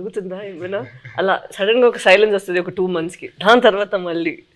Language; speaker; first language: Telugu; non-native, fluent; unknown